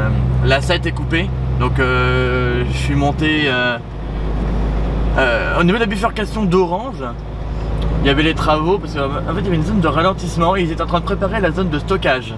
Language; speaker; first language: French; native; French